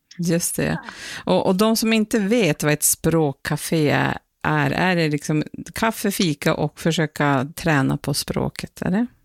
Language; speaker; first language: Swedish; native; Swedish